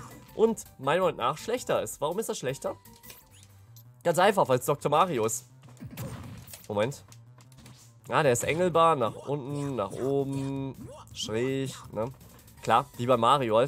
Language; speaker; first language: German; native; German